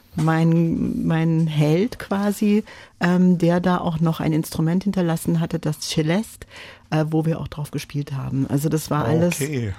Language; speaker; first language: German; non-native, fluent; French